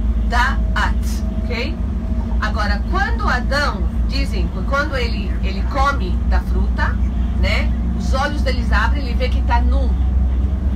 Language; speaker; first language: Portuguese; non-native, fluent; Hebrew